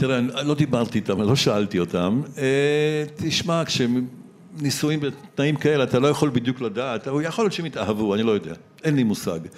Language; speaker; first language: Hebrew; early bilingual, other home language; Polish